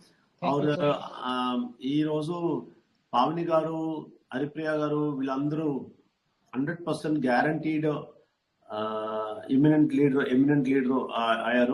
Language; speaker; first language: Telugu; non-native, learner; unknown